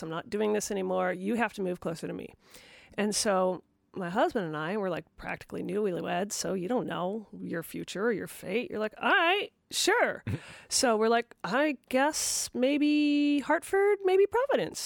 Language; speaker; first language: English; native; English